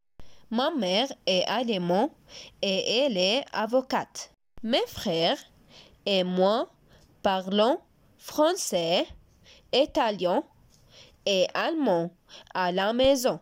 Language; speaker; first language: French; non-native, learner; Arabic